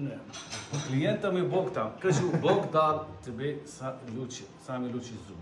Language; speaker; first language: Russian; non-native, local second language; Ukrainian